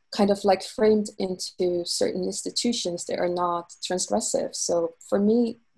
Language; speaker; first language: English; non-native, fluent; Portuguese